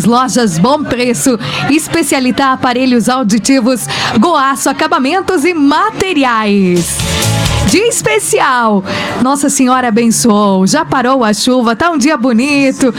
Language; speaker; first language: Portuguese; native; Portuguese